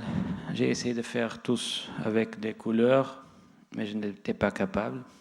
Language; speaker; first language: French; non-native, fluent; Portuguese